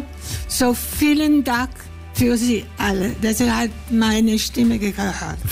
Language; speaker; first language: German; non-native, learner; Greek